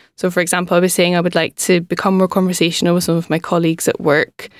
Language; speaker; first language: English; native; English